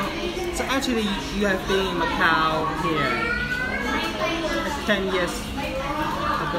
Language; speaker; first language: English; non-native, fluent; Cantonese